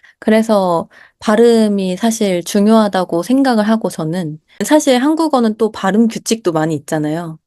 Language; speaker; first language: Korean; native; Korean